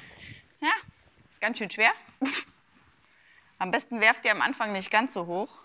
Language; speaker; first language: German; native; German